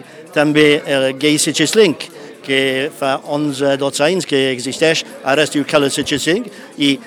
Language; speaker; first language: Catalan; non-native, fluent; English